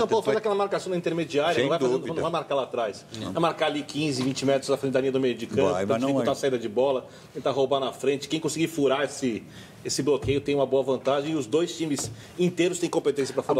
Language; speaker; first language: Portuguese; native; Portuguese